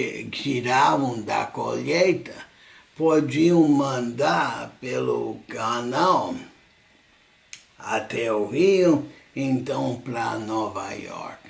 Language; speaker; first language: Portuguese; non-native, fluent; English